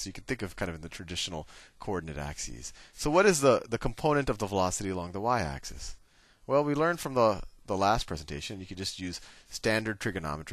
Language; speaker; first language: English; native; English